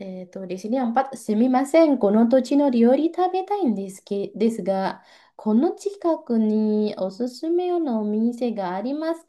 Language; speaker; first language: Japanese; non-native, fluent; Indonesian